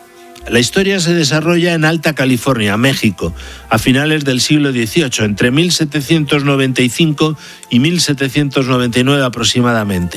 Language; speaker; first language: Spanish; native; Spanish